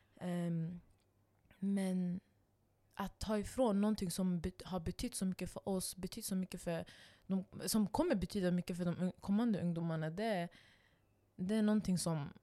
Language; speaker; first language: Swedish; non-native, local second language; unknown